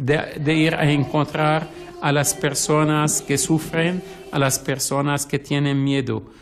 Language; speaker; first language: Spanish; non-native, fluent; Arabic